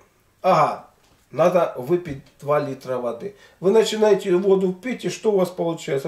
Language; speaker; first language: Russian; native; Russian